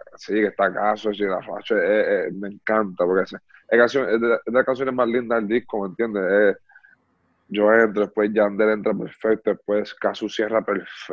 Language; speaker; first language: Spanish; early bilingual, heritage; Spanish